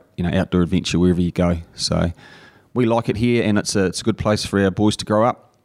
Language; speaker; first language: English; native; English